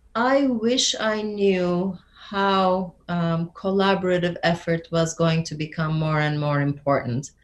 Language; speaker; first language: English; non-native, fluent; Turkish